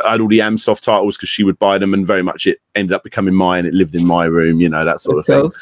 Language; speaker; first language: English; native; English